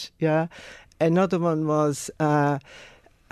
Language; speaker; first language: English; non-native, local second language; Irish